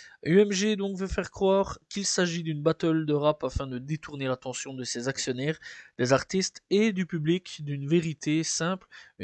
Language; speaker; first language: French; native; French